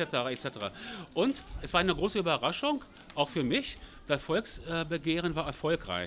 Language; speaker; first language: German; native; German